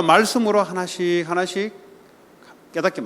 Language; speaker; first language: Korean; native; Korean